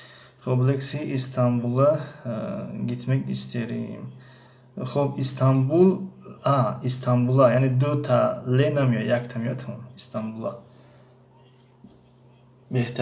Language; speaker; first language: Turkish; non-native, fluent; Tajik